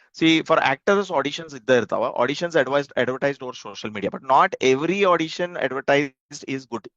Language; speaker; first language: English; non-native, local second language; Kannada